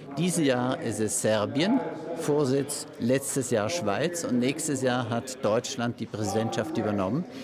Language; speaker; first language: German; native; German